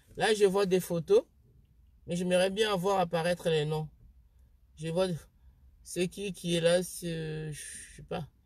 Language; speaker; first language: French; non-native, local second language; Lingala